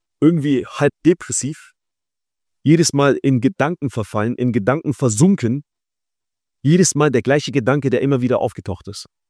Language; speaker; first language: German; early bilingual, other home language; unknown